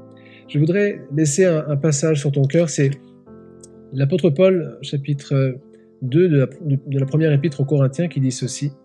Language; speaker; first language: French; native; French